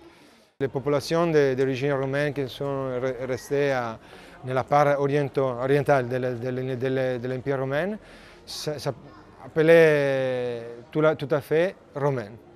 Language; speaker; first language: French; non-native, learner; Italian